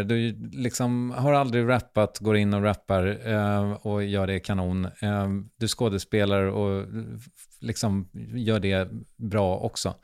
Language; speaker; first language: Swedish; native; Swedish